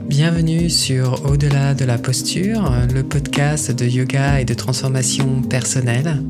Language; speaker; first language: French; native; French